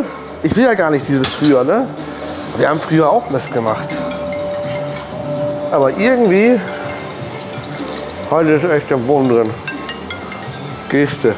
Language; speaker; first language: German; native; German